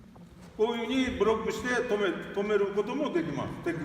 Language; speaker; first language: Japanese; native; Japanese